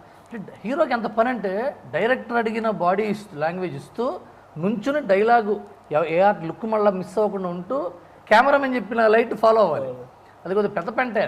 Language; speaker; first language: Telugu; native; Telugu